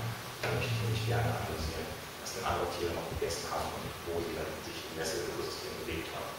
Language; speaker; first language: German; native; German